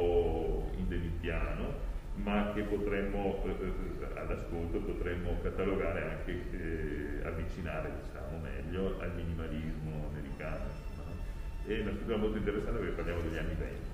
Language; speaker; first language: Italian; native; Italian